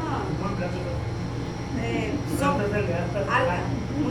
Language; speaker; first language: Spanish; non-native, learner; English